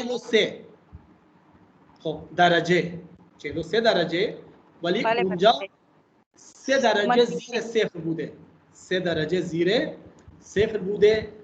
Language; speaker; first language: Persian; non-native, fluent; Urdu